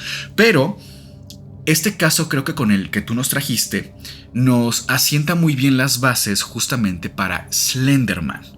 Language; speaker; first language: Spanish; native; Spanish